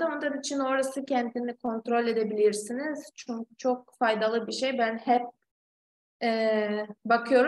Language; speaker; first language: Turkish; non-native, fluent; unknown